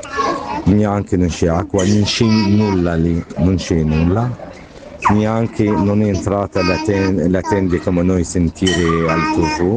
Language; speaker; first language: Italian; non-native, learner; Arabic